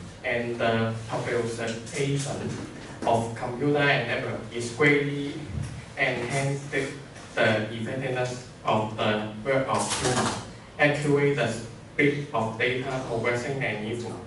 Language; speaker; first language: English; non-native, learner; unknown